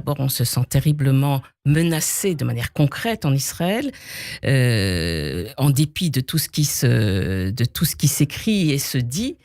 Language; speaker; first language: French; native; French